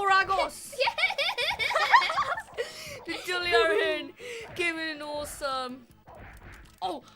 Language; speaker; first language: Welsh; non-native, local second language; English